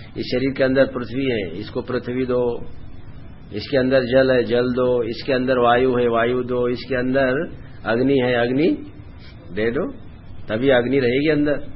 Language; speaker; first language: Hindi; non-native, local second language; Bangla